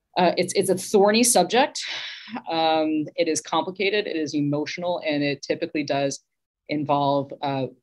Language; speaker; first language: English; native; English